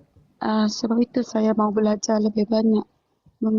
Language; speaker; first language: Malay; non-native, local second language; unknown